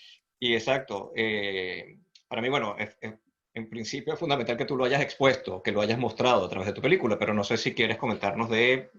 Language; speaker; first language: Spanish; native; Spanish